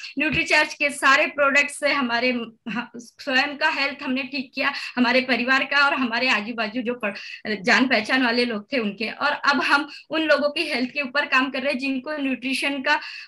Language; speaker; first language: Hindi; native; Hindi